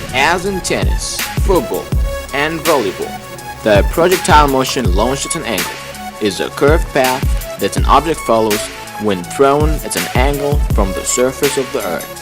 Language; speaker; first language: English; non-native, fluent; Arabic